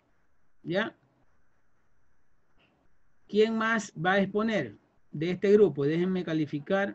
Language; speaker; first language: Spanish; native; Spanish